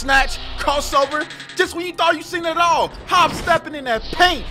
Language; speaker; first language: English; native; English